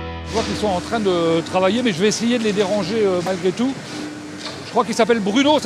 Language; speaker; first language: French; native; French